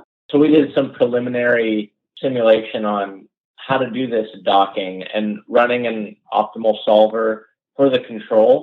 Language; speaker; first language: English; native; English